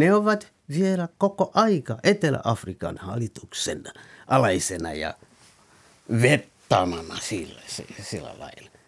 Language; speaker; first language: Finnish; non-native, fluent; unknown